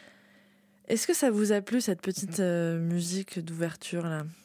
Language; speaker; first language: French; native; French